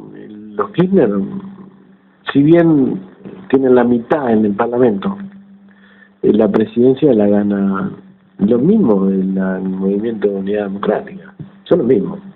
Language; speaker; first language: Spanish; native; Spanish